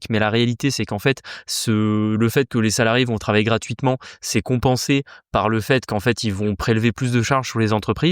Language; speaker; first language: French; native; French